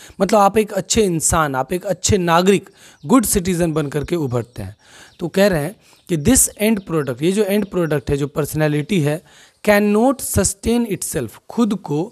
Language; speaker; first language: Hindi; non-native, local second language; Maithili